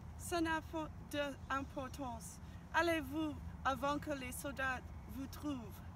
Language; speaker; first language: French; non-native, learner; English